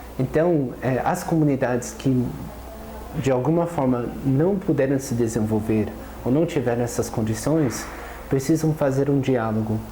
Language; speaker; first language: Portuguese; non-native, fluent; English